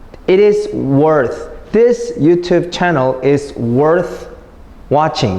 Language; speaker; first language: English; non-native, fluent; Korean